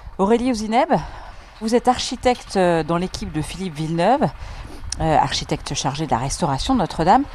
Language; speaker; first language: French; native; French